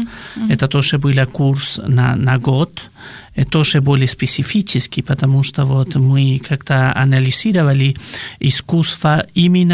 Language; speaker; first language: Russian; non-native, fluent; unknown